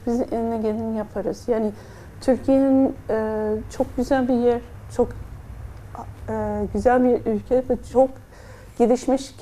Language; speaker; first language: Turkish; non-native, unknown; English